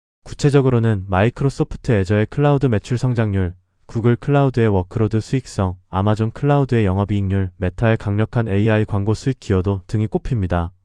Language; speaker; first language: Korean; native; Korean